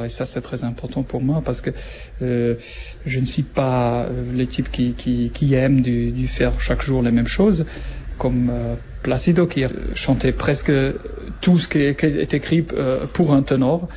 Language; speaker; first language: French; non-native, learner; German